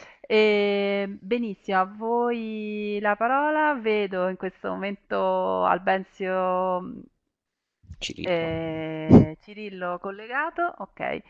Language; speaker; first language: Italian; native; Italian